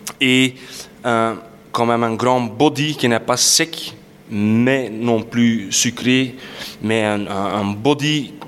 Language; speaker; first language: French; non-native, local second language; Dutch